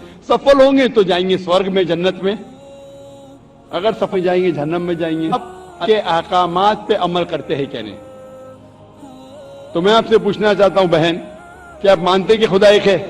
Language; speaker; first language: Hindi; non-native, local second language; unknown